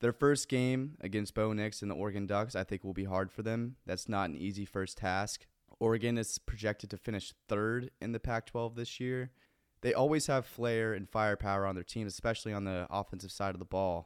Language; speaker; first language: English; native; English